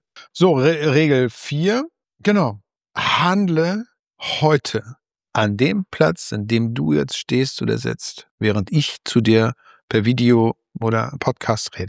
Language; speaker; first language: German; native; German